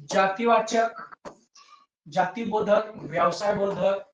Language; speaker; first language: Hindi; non-native, local second language; Marathi